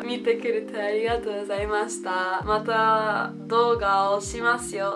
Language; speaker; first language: Japanese; non-native, learner; English